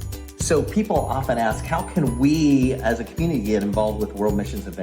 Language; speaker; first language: English; native; English